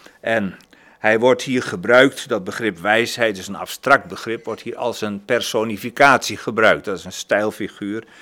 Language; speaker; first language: Dutch; native; Dutch